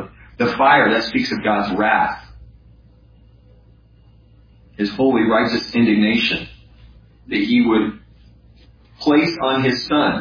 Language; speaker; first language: English; native; English